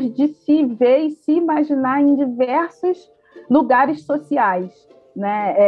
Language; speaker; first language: Portuguese; native; Portuguese